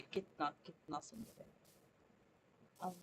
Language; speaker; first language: Hindi; non-native, local second language; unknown